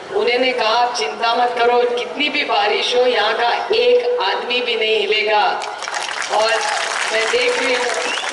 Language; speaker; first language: Hindi; non-native, local second language; Marathi